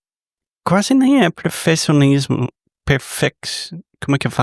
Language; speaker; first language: Portuguese; non-native, fluent; English